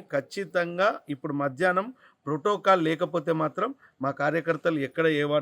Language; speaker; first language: Telugu; native; Telugu